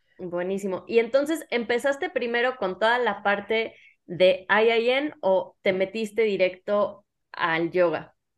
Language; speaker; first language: Spanish; native; Spanish